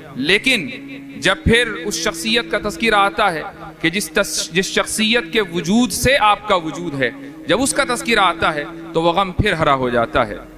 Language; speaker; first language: Urdu; native; Urdu